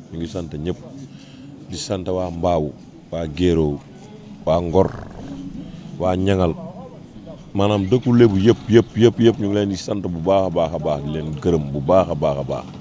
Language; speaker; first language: Wolof; native; Wolof